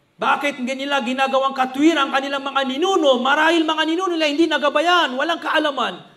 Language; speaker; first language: Filipino; non-native, local second language; Maranao